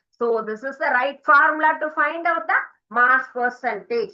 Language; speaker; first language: English; non-native, local second language; Tamil